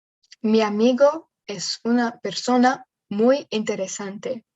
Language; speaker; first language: Spanish; non-native, learner; English